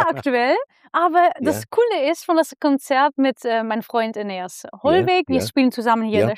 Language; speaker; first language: German; non-native, fluent; Dutch